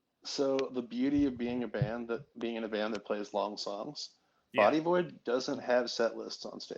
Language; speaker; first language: English; native; English